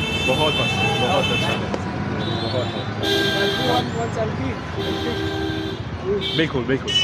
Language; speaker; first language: Hindi; non-native, learner; Italian